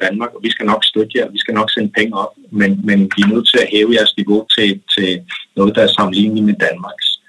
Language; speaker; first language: Danish; non-native, local second language; Kalaallisut